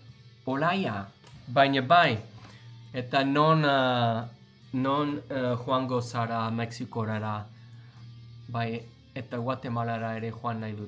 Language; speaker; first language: Basque; non-native, learner; English